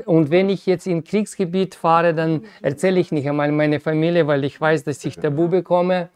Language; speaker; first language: German; non-native, fluent; Ukrainian